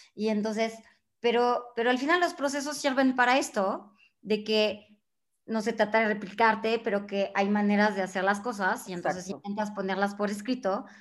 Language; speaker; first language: Spanish; non-native, fluent; French